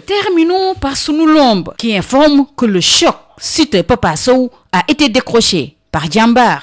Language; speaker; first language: French; non-native, local second language; Wolof